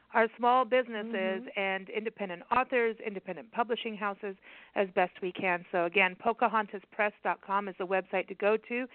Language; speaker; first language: English; native; English